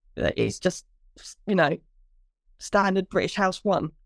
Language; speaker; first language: English; native; English